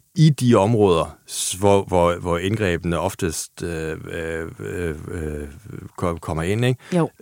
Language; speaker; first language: Danish; non-native, fluent; German